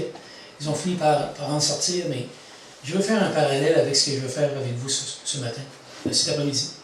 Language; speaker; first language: French; native; French